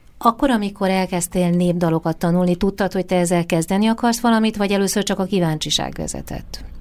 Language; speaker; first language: Hungarian; native; Hungarian